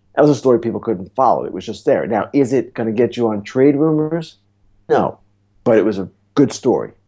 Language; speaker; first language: English; native; English